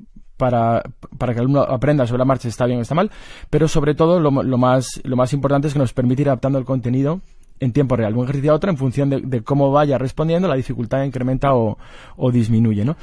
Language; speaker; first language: Spanish; native; Spanish